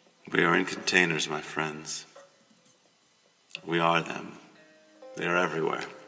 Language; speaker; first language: English; native; English